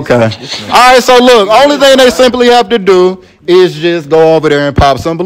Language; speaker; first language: English; native; English